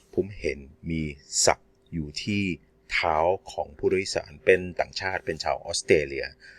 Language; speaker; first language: Thai; non-native, fluent; English